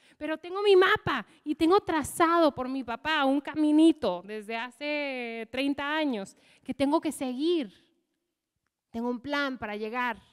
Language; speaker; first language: Spanish; non-native, fluent; English